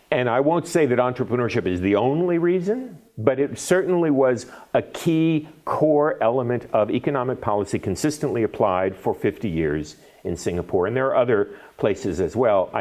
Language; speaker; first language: English; native; English